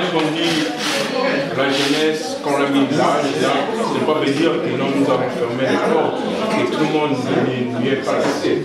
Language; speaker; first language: French; non-native, local second language; Lingala